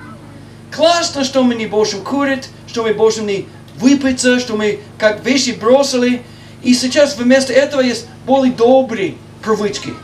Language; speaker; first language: Russian; non-native, learner; English